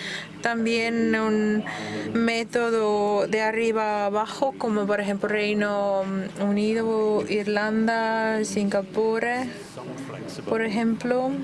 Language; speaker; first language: Spanish; non-native, fluent; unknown